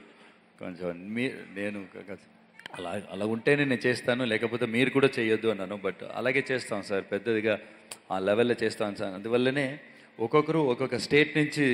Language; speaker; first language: Telugu; non-native, local second language; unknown